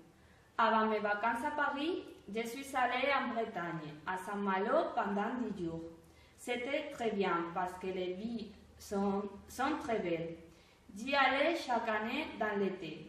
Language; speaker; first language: French; non-native, learner; Spanish